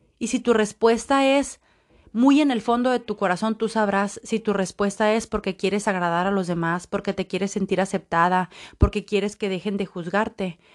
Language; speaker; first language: Spanish; native; Spanish